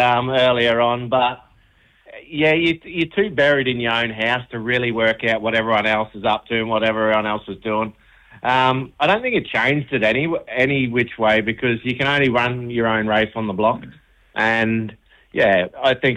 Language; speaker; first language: English; native; English